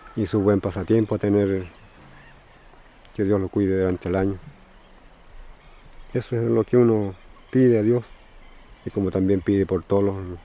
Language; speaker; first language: Spanish; non-native, local second language; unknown